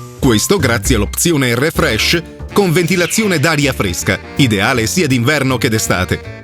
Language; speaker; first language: Italian; native; Italian